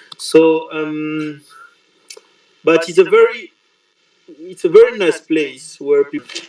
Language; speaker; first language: English; non-native, learner; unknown